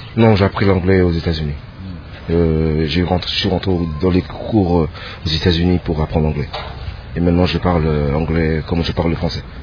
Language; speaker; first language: French; non-native, local second language; Lingala